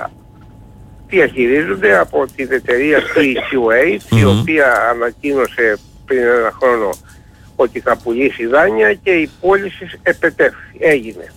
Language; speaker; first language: Greek; native; Greek